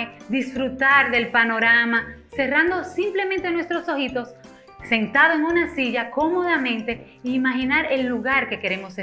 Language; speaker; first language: Spanish; native; Spanish